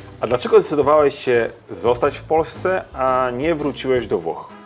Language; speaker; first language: Polish; native; Polish